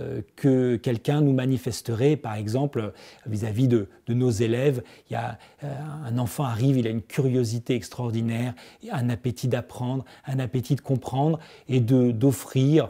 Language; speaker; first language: French; native; French